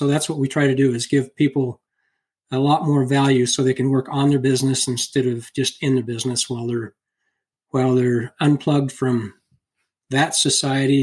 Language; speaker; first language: English; native; English